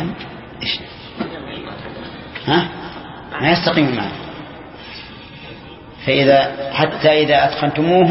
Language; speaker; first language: Arabic; native; Arabic